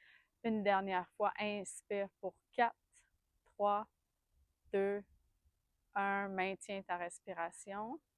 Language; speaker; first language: French; native; French